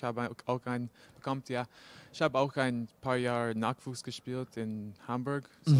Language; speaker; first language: German; non-native, learner; English